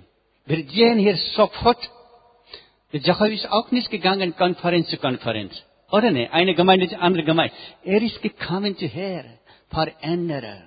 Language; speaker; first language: German; non-native, learner; Nepali